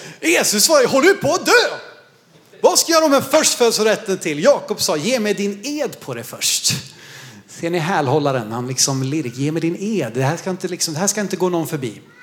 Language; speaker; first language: Swedish; native; Swedish